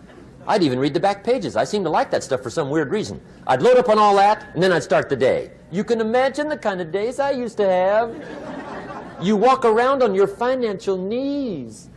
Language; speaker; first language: English; native; English